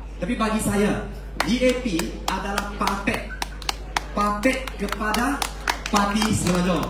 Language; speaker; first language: Malay; non-native, local second language; Chinese